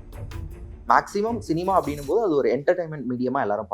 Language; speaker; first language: Tamil; native; Tamil